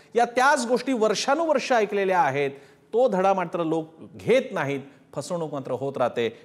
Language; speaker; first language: Marathi; native; Marathi